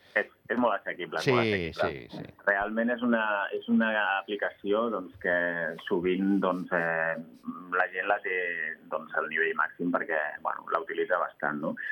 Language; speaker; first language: Catalan; native; Catalan